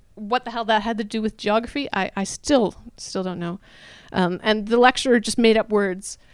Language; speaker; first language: English; native; English